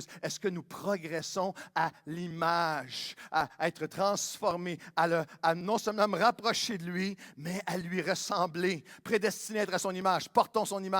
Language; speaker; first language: French; native; French